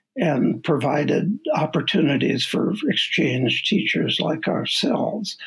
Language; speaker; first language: English; native; English